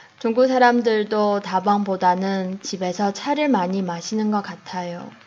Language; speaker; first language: Korean; non-native, fluent; Chinese